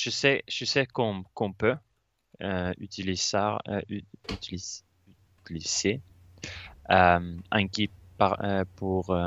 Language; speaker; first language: French; non-native, learner; Swedish